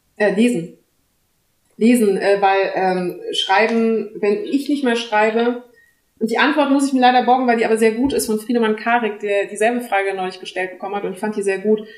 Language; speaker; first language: German; early bilingual, other home language; French